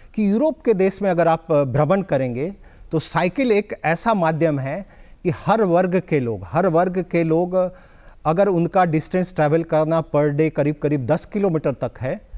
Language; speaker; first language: Hindi; native; Hindi